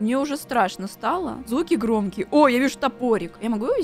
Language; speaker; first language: Russian; native; Russian